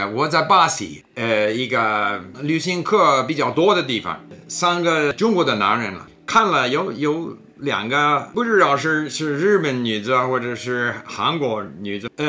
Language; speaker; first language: Cantonese; non-native, learner; English